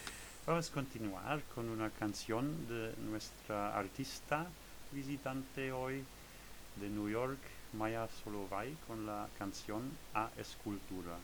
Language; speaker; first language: Spanish; non-native, learner; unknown